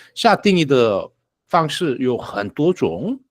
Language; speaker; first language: Chinese; non-native, fluent; Korean